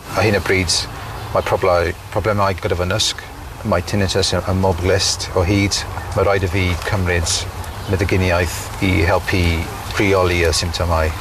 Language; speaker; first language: Welsh; non-native, local second language; English